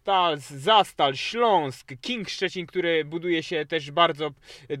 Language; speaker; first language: Polish; native; Polish